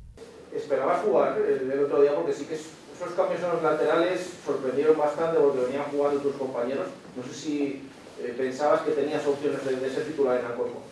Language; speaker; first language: Spanish; native; Spanish